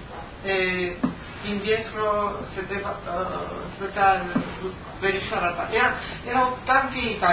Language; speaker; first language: Italian; early bilingual, heritage; Italian